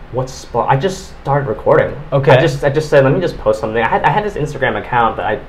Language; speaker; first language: English; native; English